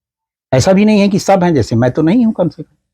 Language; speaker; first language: Hindi; native; Hindi